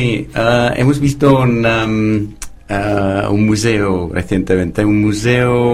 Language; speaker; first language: Spanish; non-native, fluent; English